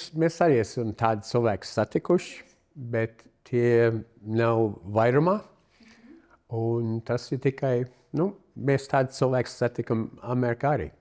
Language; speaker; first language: Latvian; early bilingual, heritage; Latvian